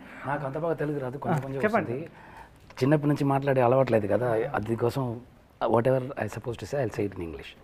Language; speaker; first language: Telugu; non-native, learner; Tamil